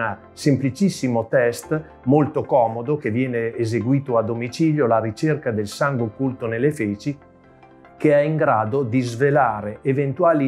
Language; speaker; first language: Italian; native; Italian